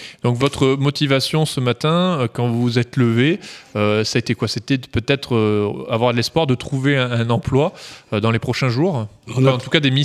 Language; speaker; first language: French; native; French